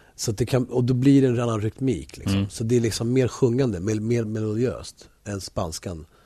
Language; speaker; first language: Swedish; early bilingual, other home language; Spanish